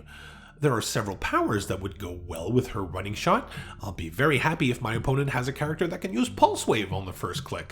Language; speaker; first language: English; native; English